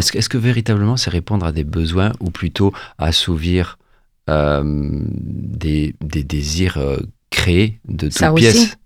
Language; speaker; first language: French; native; French